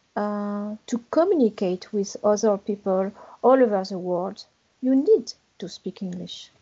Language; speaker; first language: English; non-native, learner; French